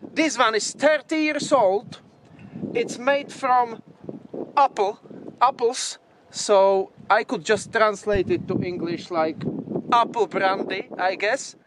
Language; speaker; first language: English; non-native, fluent; Czech